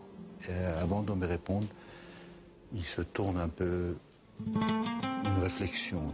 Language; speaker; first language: French; non-native, fluent; Persian